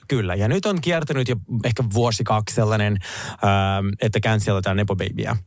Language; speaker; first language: Finnish; early bilingual, other home language; Russian